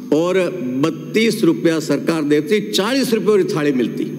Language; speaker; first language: Hindi; native; Hindi